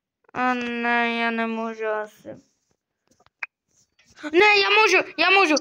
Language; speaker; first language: Czech; early bilingual, other home language; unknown